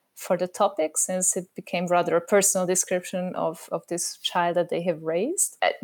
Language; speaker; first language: English; non-native, fluent; Hungarian